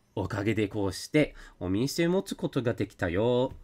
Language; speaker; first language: Japanese; non-native, learner; English